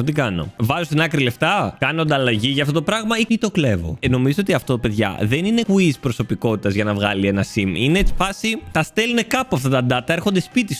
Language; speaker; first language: Greek; native; Greek